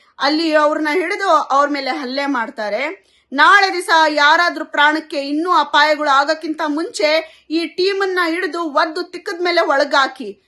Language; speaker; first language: Kannada; non-native, local second language; Urdu